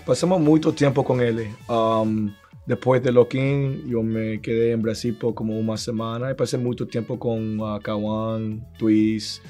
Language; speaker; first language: Portuguese; non-native, learner; Spanish